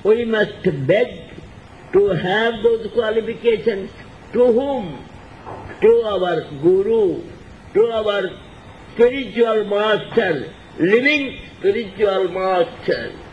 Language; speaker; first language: English; non-native, local second language; Odia